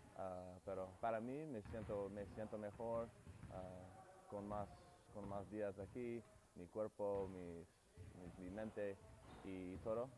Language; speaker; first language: Spanish; non-native, learner; English